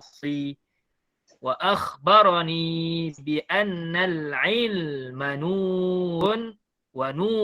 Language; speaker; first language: Arabic; non-native, fluent; Malay